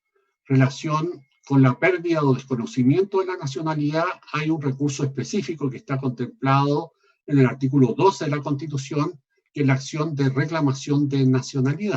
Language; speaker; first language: Spanish; native; Spanish